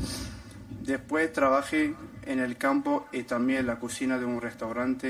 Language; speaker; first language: Spanish; non-native, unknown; Arabic